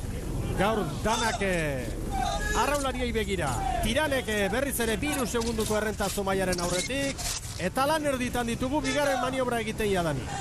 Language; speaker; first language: Basque; native; Basque